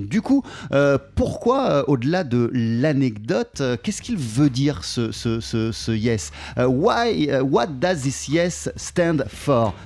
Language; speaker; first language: French; native; French